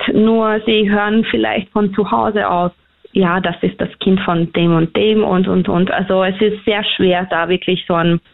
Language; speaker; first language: German; early bilingual, other home language; Hungarian